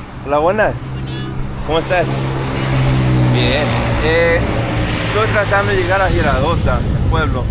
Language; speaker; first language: Spanish; non-native, learner; English